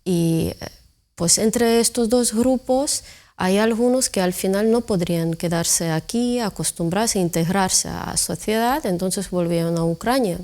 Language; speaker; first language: Spanish; non-native, fluent; Ukrainian